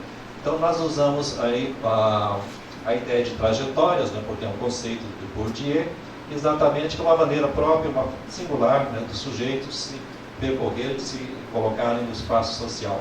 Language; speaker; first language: Portuguese; native; Portuguese